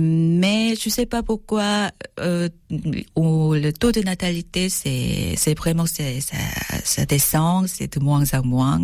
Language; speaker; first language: French; non-native, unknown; Korean